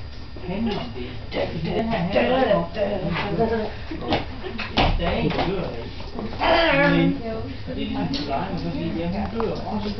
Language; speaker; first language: Danish; non-native, learner; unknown